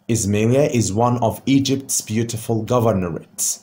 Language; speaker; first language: English; non-native, fluent; Arabic